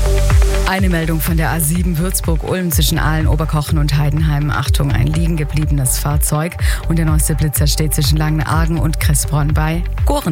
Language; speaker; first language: German; native; German